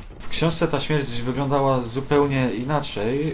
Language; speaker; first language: Polish; native; Polish